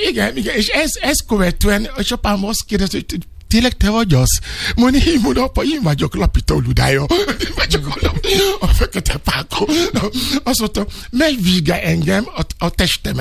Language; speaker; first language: Hungarian; non-native, fluent; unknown